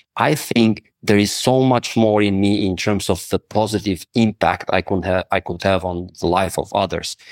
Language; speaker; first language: English; non-native, fluent; Albanian